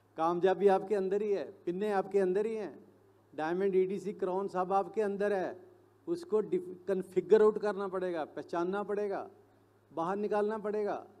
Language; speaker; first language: Hindi; non-native, local second language; Punjabi